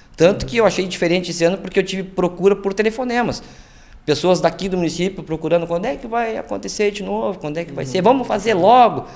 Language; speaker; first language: Portuguese; native; Portuguese